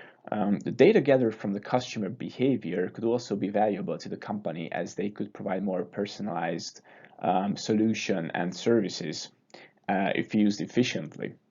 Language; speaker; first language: English; non-native, fluent; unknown